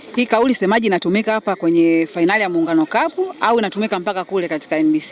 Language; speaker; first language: Swahili; native; Swahili